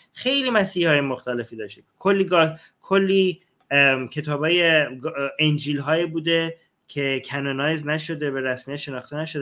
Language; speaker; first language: Persian; native; Persian